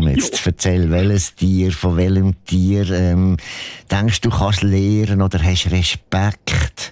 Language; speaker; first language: German; native; German